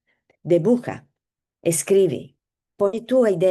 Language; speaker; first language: Spanish; non-native, learner; Italian